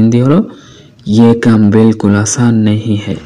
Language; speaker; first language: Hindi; non-native, learner; Bangla